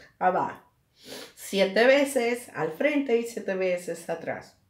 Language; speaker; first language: Spanish; native; Spanish